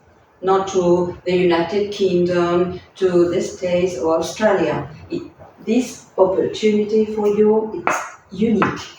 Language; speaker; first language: English; non-native, fluent; Spanish